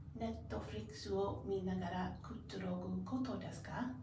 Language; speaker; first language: Japanese; non-native, learner; English